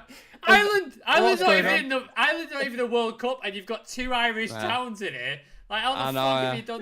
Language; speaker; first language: English; native; English